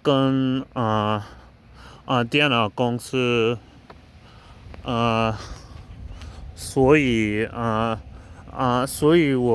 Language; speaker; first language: Chinese; non-native, learner; English